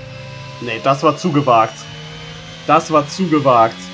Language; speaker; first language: German; native; German